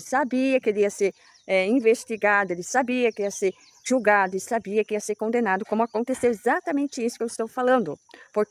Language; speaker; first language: Portuguese; native; Portuguese